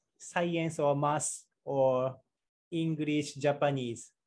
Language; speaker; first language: English; non-native, learner; Japanese